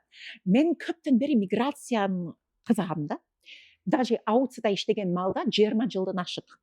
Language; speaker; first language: Kyrgyz; non-native, fluent; English